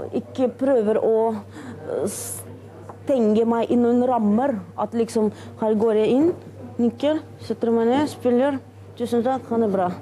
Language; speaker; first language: Norwegian; non-native, fluent; Russian